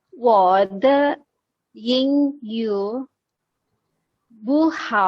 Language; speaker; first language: Chinese; non-native, learner; Malay